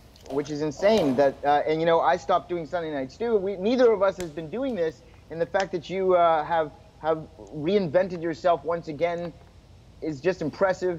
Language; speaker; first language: English; native; English